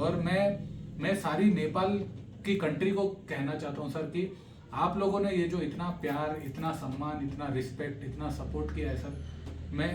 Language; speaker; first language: Hindi; native; Hindi